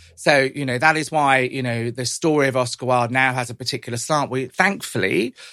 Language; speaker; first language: English; native; English